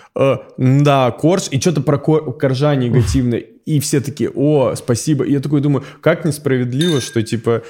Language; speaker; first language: Russian; native; Russian